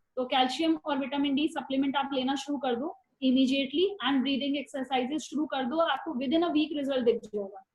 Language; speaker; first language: Hindi; native; Hindi